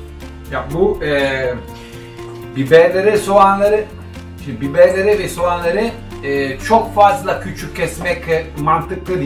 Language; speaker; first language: Turkish; non-native, fluent; Italian